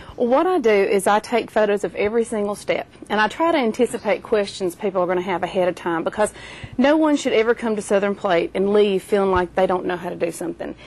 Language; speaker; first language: English; native; English